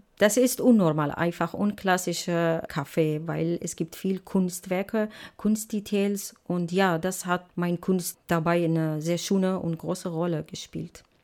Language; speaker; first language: German; non-native, fluent; Arabic